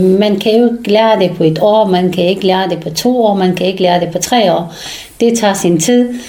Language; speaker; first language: Danish; non-native, fluent; Persian